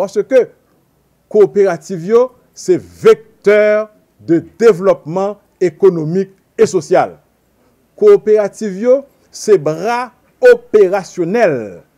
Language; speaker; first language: French; non-native, local second language; Haitian Creole